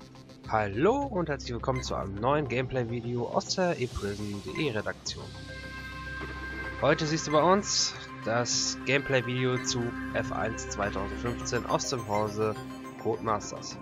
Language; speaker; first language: German; native; German